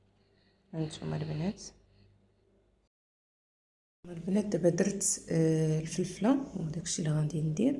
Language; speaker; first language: Arabic; native; Arabic